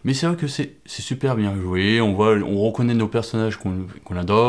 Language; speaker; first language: French; native; French